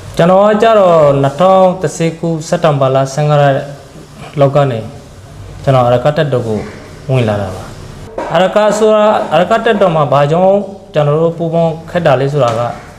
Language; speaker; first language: Burmese; non-native, local second language; Rohingya